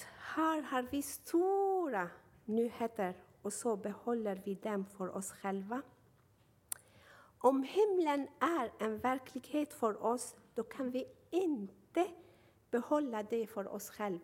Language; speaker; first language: Swedish; non-native, fluent; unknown